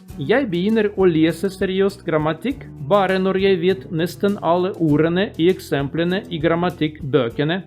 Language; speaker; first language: Norwegian; non-native, learner; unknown